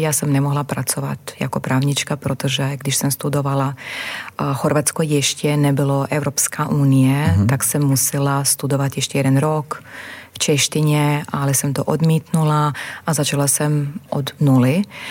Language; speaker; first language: Czech; non-native, fluent; Croatian